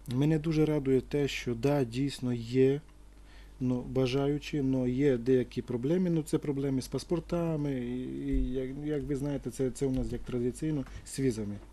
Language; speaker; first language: Ukrainian; non-native, local second language; Romany